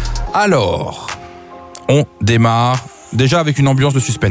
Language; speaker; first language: French; native; French